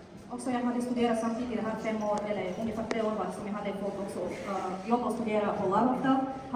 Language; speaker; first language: Swedish; non-native, fluent; Bulgarian